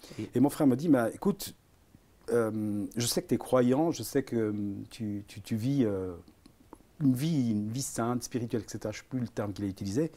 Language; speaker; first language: French; early bilingual, other home language; Italian